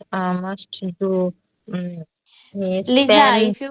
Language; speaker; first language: English; non-native, learner; Bangla